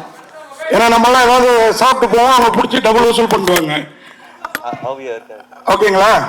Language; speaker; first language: Tamil; native; Tamil